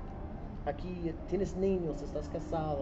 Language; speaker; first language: Spanish; non-native, learner; English